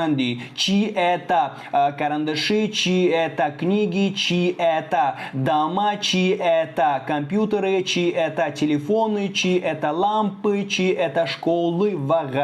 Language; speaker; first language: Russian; non-native, fluent; Tajik